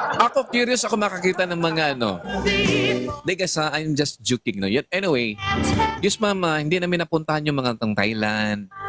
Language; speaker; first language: Filipino; non-native, local second language; Cebuano